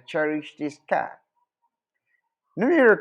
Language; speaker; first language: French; non-native, local second language; English